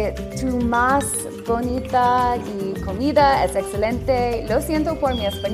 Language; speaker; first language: Spanish; non-native, learner; English